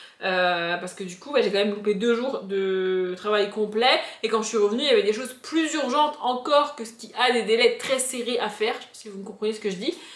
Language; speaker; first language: French; native; French